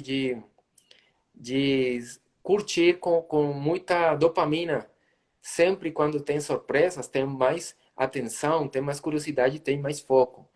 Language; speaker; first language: Portuguese; non-native, fluent; Spanish